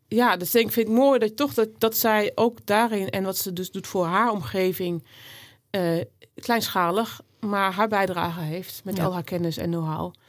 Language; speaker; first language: Dutch; native; Dutch